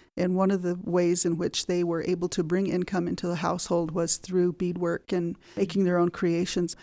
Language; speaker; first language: English; native; English